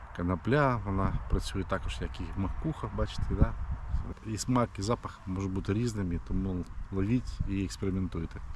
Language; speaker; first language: Ukrainian; non-native, local second language; Russian